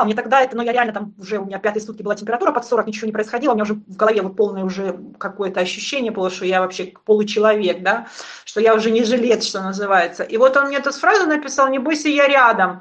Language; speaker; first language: Russian; native; Russian